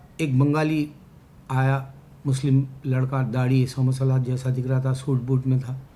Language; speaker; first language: Urdu; native; Urdu